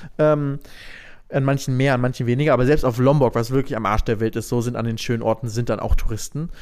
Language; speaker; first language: German; native; German